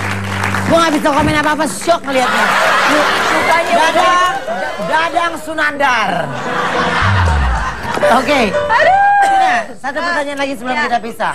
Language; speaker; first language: Indonesian; native; Indonesian